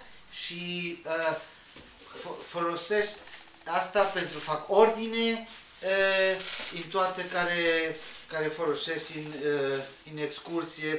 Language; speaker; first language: Romanian; non-native, learner; Spanish